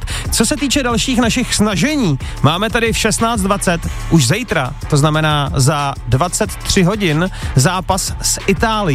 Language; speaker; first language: Czech; native; Czech